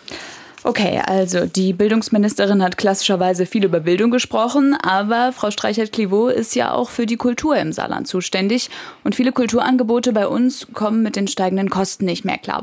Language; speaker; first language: German; native; German